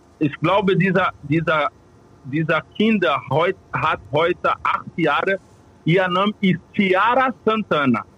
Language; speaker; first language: German; non-native, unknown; Portuguese